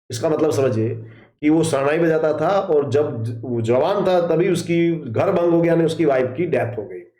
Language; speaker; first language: Hindi; non-native, local second language; Gujarati